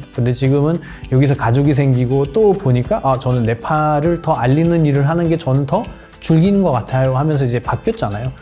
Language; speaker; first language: Korean; non-native, fluent; Nepali